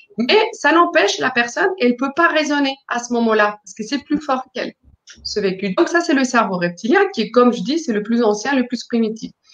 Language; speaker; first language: French; non-native, fluent; Spanish